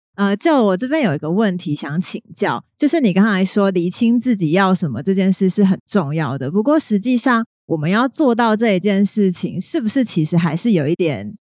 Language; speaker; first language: Chinese; native; Chinese